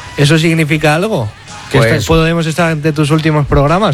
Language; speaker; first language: Spanish; native; Spanish